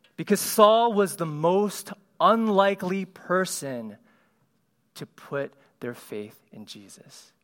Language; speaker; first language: English; native; English